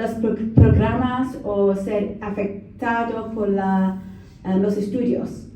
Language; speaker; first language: Spanish; non-native, learner; English